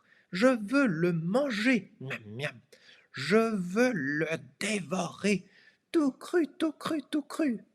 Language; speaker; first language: French; non-native, fluent; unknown